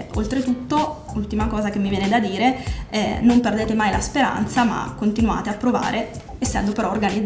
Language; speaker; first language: Italian; native; Italian